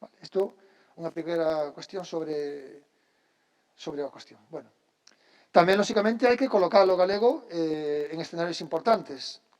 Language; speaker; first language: Galician; native; Galician